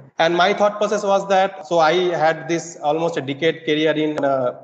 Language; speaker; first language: English; non-native, local second language; Bangla